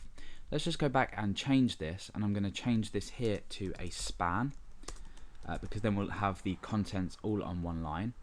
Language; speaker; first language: English; native; English